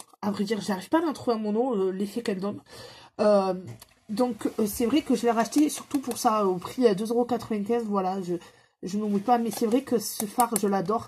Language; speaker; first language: French; native; French